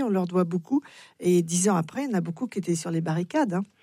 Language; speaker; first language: French; native; French